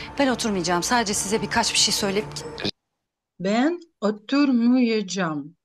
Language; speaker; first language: Turkish; non-native, fluent; Ukrainian